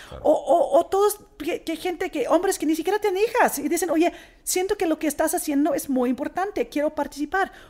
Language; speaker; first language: Spanish; non-native, fluent; English